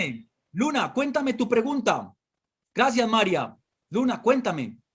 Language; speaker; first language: Spanish; native; Spanish